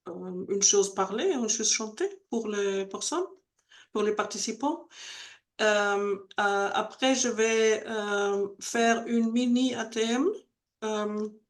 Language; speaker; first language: French; non-native, learner; Spanish